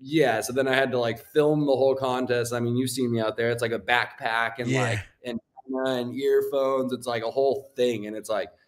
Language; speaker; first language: English; native; English